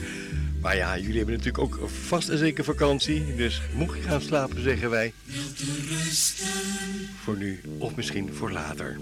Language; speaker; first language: Dutch; native; Dutch